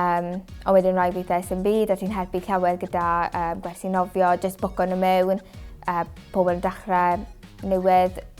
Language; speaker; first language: Welsh; native; Welsh